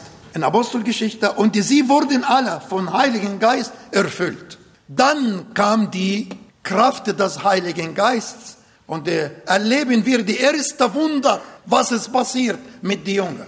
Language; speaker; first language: German; non-native, fluent; Arabic